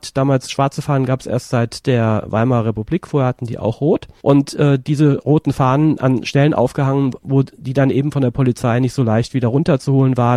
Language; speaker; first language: German; native; German